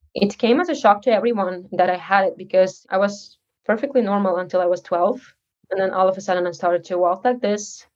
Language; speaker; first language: English; early bilingual, other home language; Uzbek